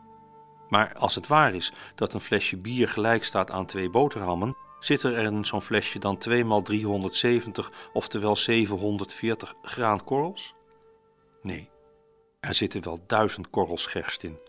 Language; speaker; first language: Dutch; native; Dutch